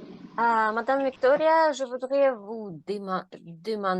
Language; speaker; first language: French; non-native, learner; Ukrainian